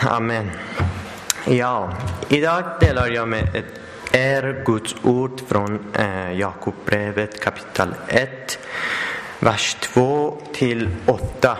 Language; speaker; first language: Swedish; non-native, learner; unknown